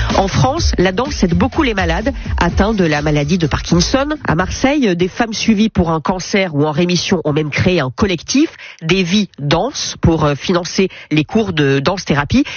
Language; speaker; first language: French; native; French